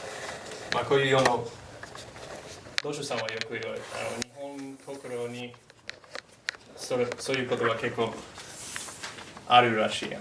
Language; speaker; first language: Japanese; non-native, fluent; English